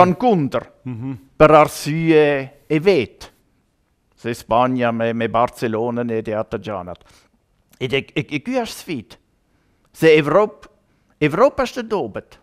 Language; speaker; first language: Albanian; non-native, learner; German